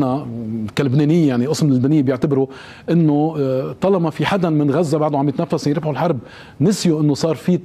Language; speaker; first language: Arabic; native; Arabic